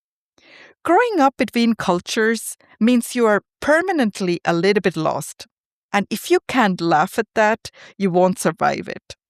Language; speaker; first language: English; non-native, fluent; Tamil